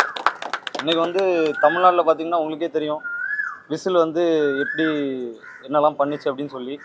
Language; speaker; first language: Tamil; native; Tamil